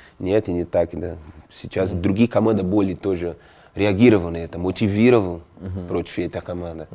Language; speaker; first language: Russian; non-native, fluent; Portuguese